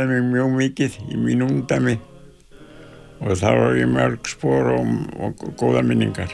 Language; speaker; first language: Icelandic; native; Icelandic